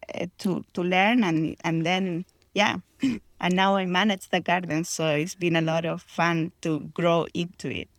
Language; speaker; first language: English; non-native, fluent; Spanish